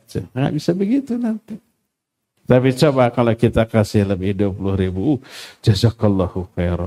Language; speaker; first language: Indonesian; non-native, local second language; Sundanese